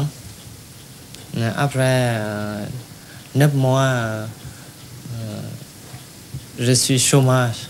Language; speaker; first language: French; non-native, learner; Vietnamese